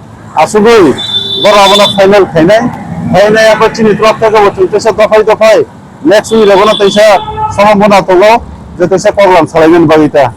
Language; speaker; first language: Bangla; non-native, local second language; Kok Borok